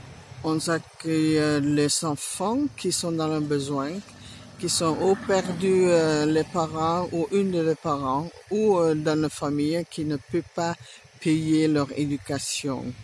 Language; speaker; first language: French; non-native, fluent; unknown